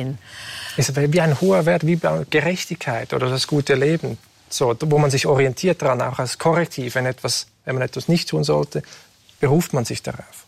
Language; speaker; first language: German; native; German